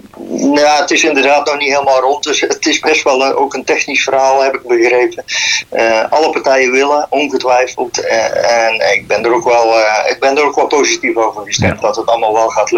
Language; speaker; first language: Dutch; native; Dutch